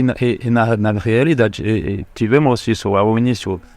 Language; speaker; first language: Portuguese; non-native, fluent; French